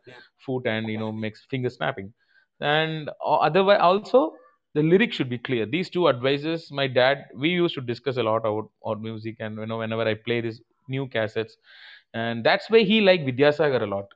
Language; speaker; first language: English; non-native, local second language; Tamil